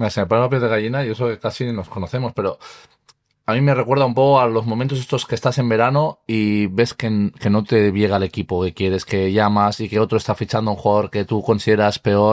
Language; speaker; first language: Spanish; native; Spanish